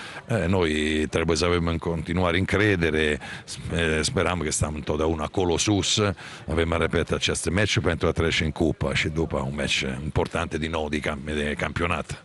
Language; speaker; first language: Romanian; non-native, fluent; Italian